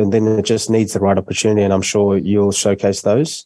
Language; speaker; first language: English; native; English